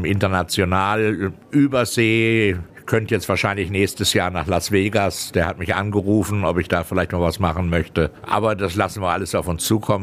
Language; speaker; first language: German; native; German